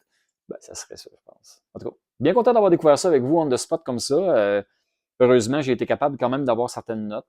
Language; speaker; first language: French; native; French